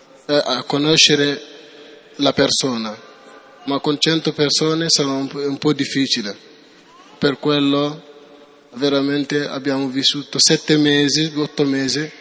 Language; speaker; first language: Italian; non-native, learner; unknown